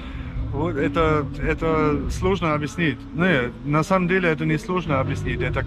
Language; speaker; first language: Russian; non-native, fluent; German